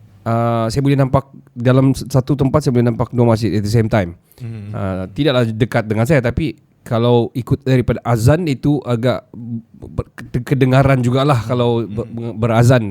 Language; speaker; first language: Malay; native; Malay